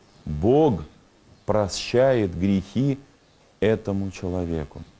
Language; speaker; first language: Russian; native; Russian